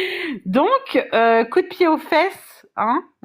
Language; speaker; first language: French; native; French